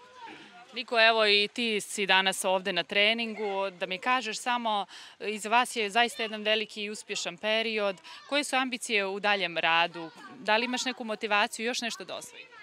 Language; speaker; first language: Serbian; native; Serbian